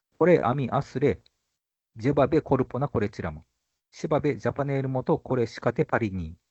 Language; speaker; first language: Bangla; non-native, fluent; Japanese